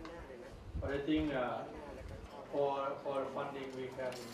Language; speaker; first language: English; non-native, learner; Thai